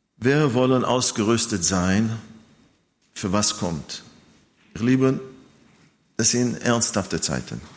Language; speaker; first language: German; non-native, fluent; Hebrew